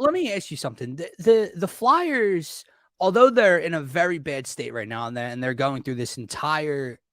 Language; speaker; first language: English; native; English